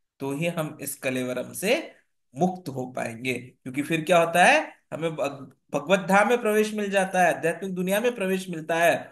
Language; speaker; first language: Hindi; non-native, local second language; Marathi